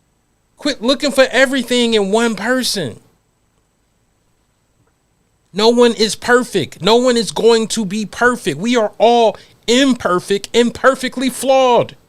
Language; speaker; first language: English; native; English